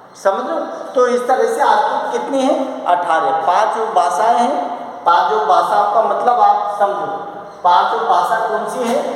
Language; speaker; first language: Hindi; native; Hindi